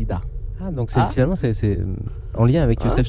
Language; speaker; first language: French; native; French